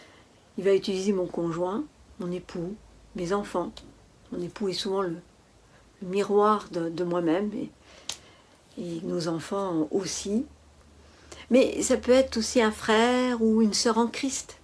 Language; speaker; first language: French; native; French